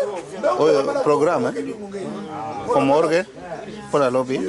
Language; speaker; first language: Dutch; non-native, learner; Kongo